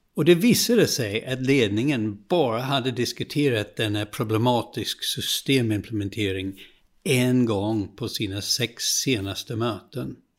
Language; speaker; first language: Swedish; non-native, fluent; English